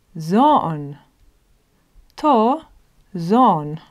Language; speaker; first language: Greek; non-native, fluent; English